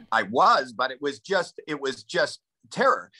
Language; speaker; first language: English; native; English